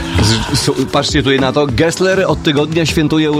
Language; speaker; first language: Polish; native; Polish